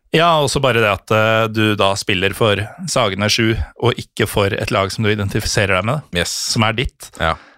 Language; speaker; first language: Norwegian; native; Norwegian